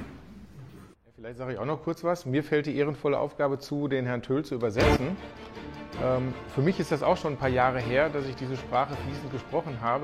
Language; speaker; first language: German; native; German